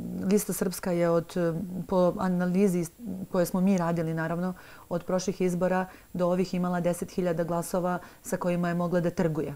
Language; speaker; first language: Serbian; native; Serbian